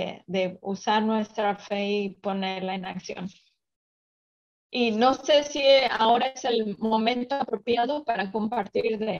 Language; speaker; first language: Spanish; early bilingual, other home language; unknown